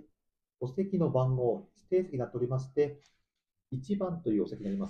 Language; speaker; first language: Japanese; native; Japanese